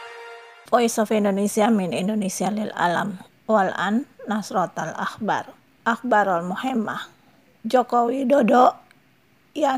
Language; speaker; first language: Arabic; non-native, fluent; Indonesian